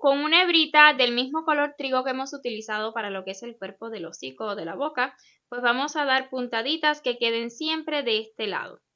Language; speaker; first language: Spanish; native; Spanish